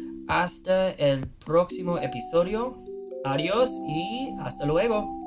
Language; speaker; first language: Spanish; non-native, fluent; English